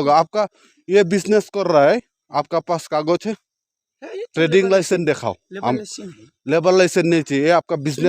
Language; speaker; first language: Hindi; non-native, local second language; Khasi